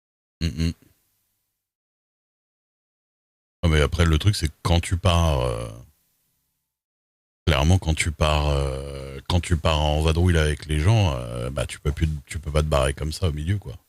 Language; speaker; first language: French; native; French